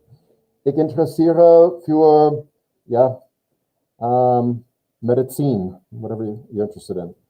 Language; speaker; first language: German; non-native, fluent; English